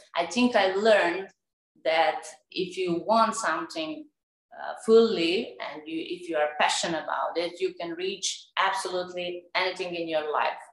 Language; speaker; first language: English; non-native, fluent; Serbian